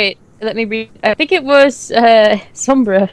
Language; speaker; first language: English; native; English